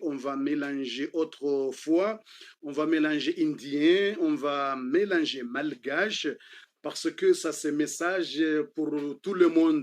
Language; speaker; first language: French; non-native, learner; Comorian